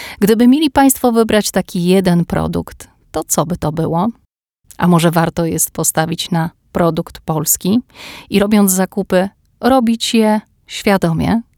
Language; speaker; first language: Polish; native; Polish